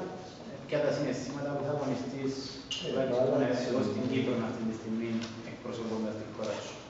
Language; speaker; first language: Greek; native; Greek